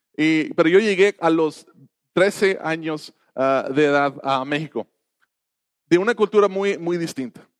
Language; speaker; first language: Spanish; non-native, fluent; English